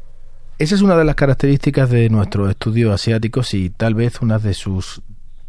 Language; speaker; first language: Spanish; native; Spanish